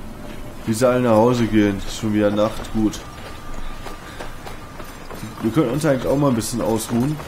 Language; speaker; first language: German; native; German